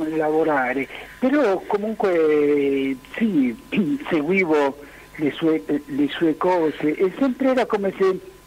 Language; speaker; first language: Italian; non-native, fluent; Spanish